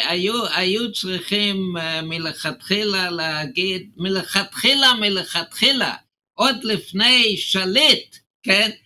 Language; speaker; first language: Hebrew; non-native, fluent; English